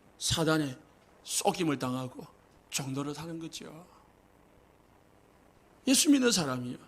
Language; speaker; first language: Korean; native; Korean